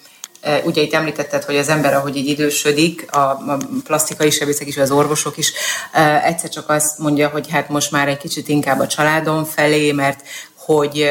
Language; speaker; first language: Hungarian; native; Hungarian